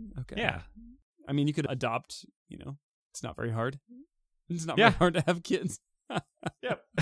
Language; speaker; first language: English; native; English